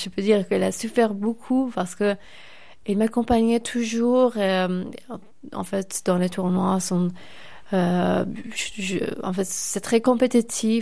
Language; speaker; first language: French; non-native, fluent; Persian